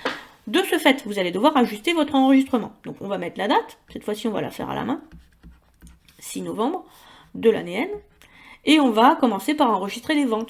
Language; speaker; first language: French; native; French